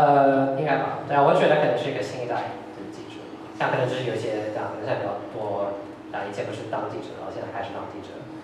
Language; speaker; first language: Chinese; early bilingual, heritage; English